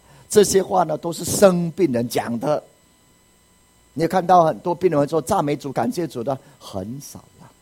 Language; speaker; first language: Chinese; native; Chinese